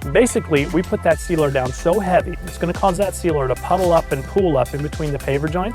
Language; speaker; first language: English; native; English